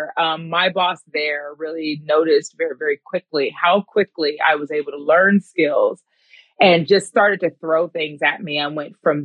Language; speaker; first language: English; native; English